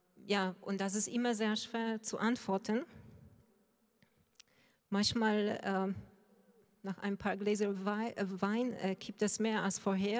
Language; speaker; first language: German; non-native, fluent; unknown